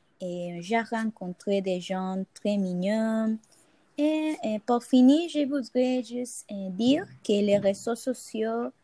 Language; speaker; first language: French; non-native, fluent; Spanish